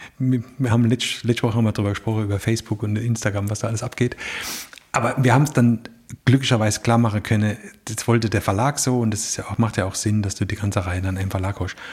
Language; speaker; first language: German; native; German